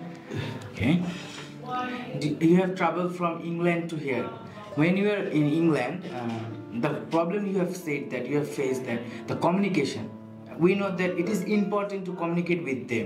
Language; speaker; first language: English; non-native, learner; Bangla